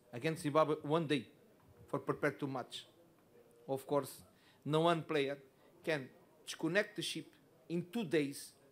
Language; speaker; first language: English; non-native, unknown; Portuguese